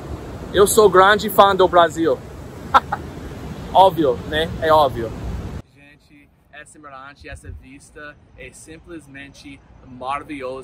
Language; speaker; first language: Portuguese; non-native, fluent; English